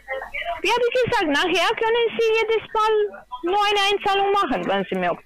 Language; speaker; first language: German; non-native, learner; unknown